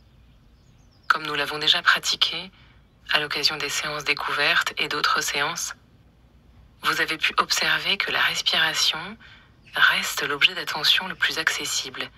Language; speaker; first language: French; native; French